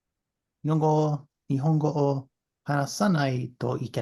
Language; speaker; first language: Japanese; non-native, learner; English